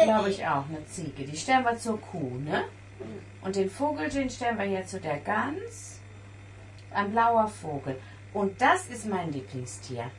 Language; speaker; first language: German; native; German